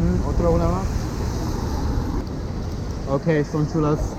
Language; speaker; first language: Spanish; non-native, learner; English